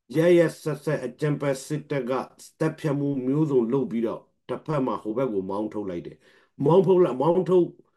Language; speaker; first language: Burmese; non-native, local second language; Rohingya